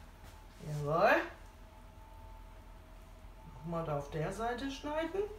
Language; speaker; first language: German; native; German